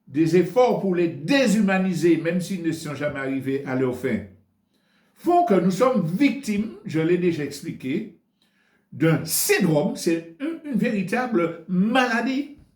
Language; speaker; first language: French; native; French